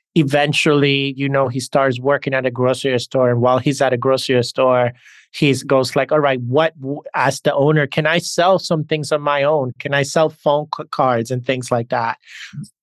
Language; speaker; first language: English; early bilingual, other home language; Spanish